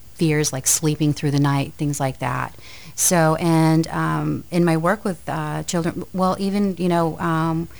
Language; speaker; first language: English; native; English